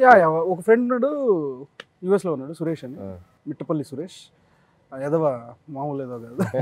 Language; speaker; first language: Telugu; native; Telugu